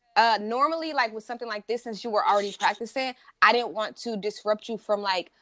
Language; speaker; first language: English; native; English